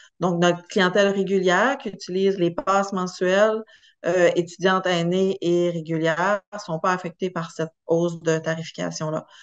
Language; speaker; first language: French; native; French